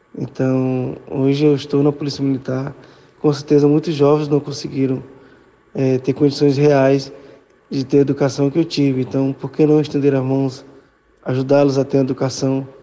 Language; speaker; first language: Portuguese; native; Portuguese